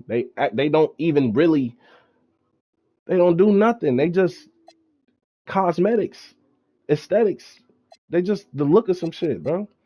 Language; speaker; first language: English; native; English